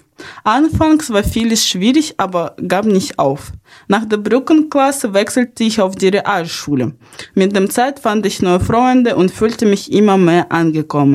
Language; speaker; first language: German; early bilingual, other home language; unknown